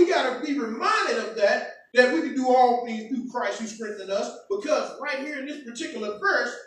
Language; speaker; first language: English; native; English